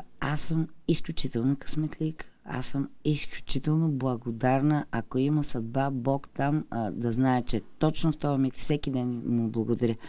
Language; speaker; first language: Bulgarian; native; Bulgarian